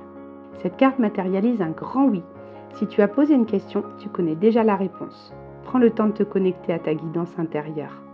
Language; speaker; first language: French; native; French